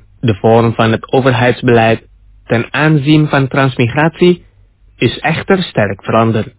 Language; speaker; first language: Dutch; non-native, fluent; Indonesian